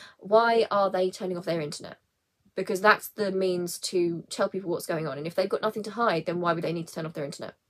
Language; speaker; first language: English; native; English